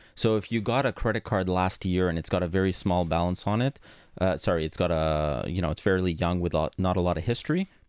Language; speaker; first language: English; non-native, fluent; Greek